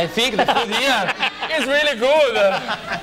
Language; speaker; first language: English; non-native, learner; Italian